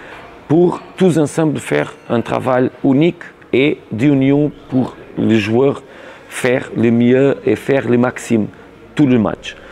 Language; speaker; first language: French; non-native, learner; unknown